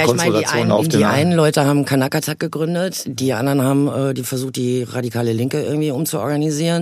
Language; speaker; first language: German; native; German